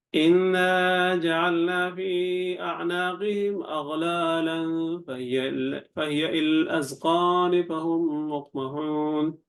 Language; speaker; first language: Urdu; non-native, local second language; Pashto